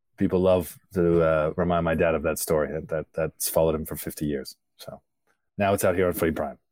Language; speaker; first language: English; early bilingual, other home language; Portuguese